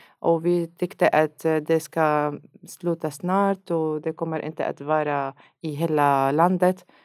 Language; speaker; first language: Swedish; non-native, learner; Arabic